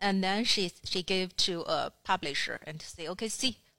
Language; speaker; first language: English; non-native, fluent; Chinese